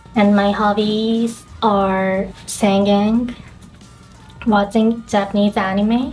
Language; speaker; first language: English; non-native, learner; Japanese